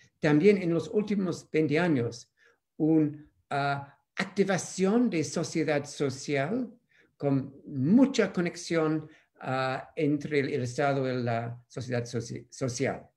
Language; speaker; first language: Spanish; non-native, fluent; English